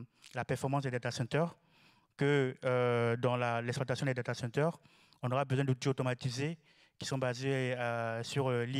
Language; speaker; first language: French; native; French